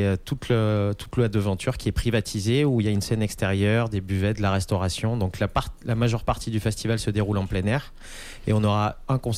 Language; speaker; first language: French; native; French